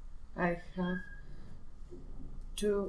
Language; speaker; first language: English; non-native, learner; Spanish